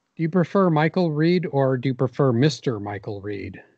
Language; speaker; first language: English; native; English